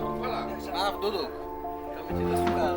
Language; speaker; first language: Indonesian; non-native, learner; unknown